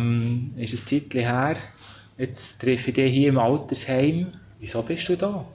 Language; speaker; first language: German; native; German